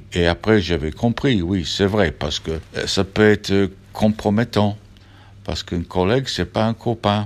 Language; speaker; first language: French; non-native, fluent; English